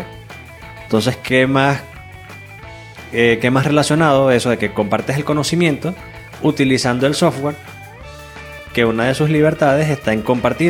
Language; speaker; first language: Spanish; native; Spanish